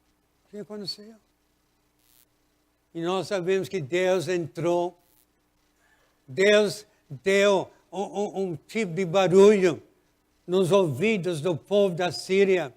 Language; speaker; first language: Portuguese; non-native, fluent; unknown